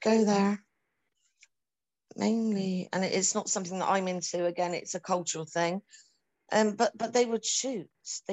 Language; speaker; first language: English; native; English